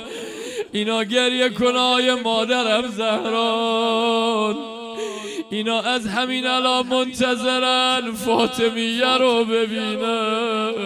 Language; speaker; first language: Persian; native; Persian